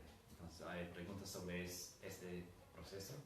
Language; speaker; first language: Spanish; non-native, fluent; English